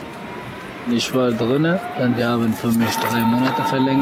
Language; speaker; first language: German; non-native, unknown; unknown